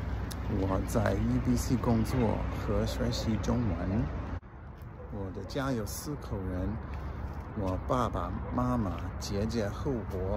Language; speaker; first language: Chinese; non-native, learner; English